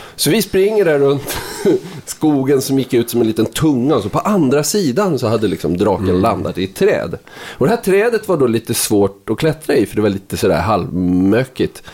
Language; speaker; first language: Swedish; native; Swedish